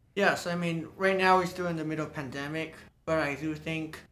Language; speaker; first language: English; non-native, local second language; Cantonese